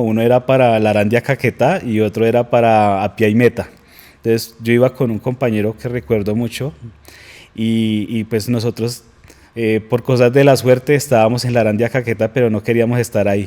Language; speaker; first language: Spanish; native; Spanish